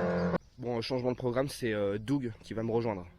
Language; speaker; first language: French; native; French